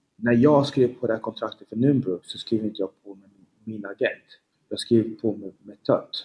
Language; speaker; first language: Swedish; early bilingual, other home language; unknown